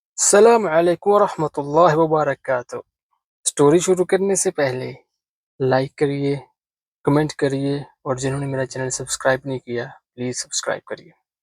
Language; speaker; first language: Urdu; non-native, local second language; Punjabi